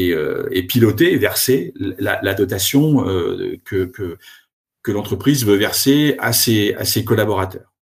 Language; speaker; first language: French; native; French